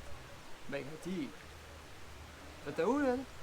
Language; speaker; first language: Indonesian; non-native, fluent; French